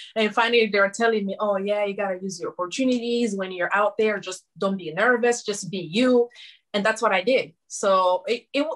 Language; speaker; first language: English; non-native, fluent; Susu